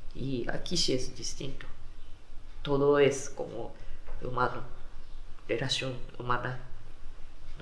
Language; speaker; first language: Spanish; non-native, fluent; Japanese